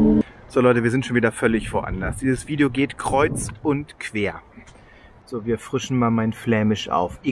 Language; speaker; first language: German; native; German